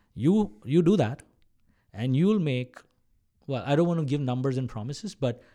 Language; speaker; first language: English; non-native, local second language; Malayalam